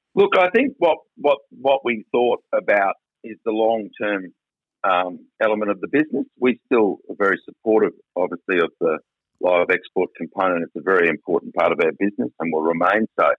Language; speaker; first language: English; native; English